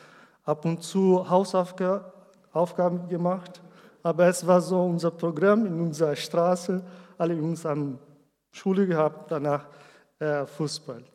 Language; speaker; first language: German; non-native, learner; Portuguese